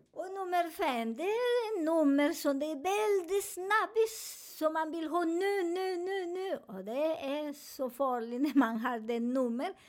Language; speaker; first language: Swedish; non-native, learner; Spanish